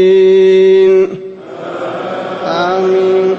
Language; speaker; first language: Arabic; native; Arabic